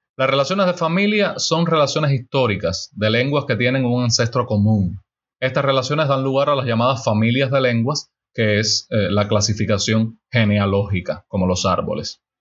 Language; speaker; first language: Spanish; native; Spanish